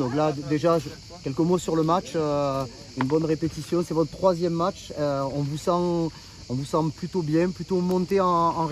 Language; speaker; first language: French; native; French